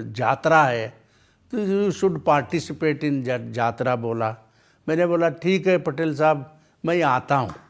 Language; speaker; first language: Hindi; non-native, local second language; Kannada